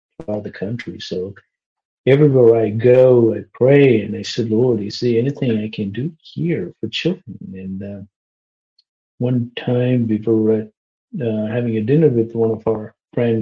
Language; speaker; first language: English; non-native, local second language; Malayalam